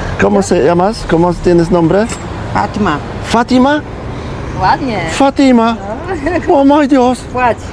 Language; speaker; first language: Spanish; non-native, learner; Polish